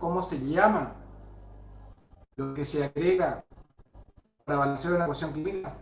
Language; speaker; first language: Spanish; native; Spanish